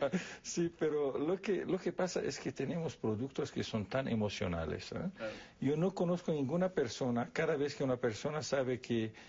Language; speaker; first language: Spanish; non-native, fluent; Arabic